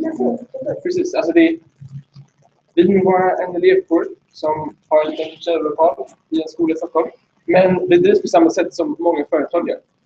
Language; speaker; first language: Swedish; native; Swedish